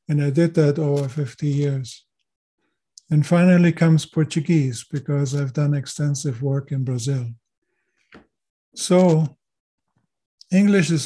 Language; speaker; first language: English; non-native, fluent; German